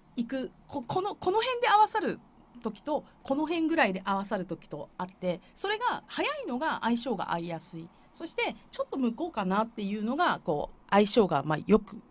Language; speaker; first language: Japanese; native; Japanese